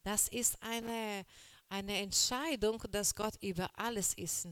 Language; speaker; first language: German; non-native, learner; Portuguese